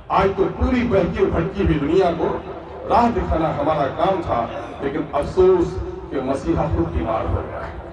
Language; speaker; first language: Urdu; non-native, local second language; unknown